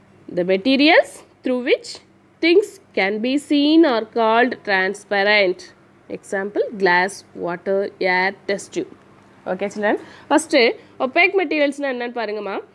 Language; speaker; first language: English; non-native, local second language; Tamil